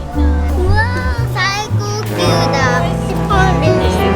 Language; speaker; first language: Japanese; early bilingual, heritage; Japanese